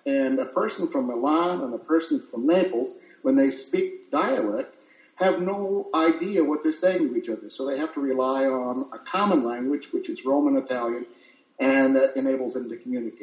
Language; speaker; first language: English; early bilingual, other home language; Italian